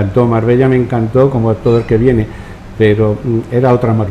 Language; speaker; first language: Spanish; native; Spanish